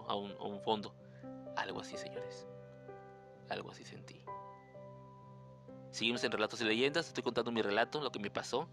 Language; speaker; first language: Spanish; native; Spanish